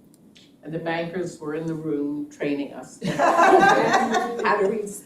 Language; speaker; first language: English; native; English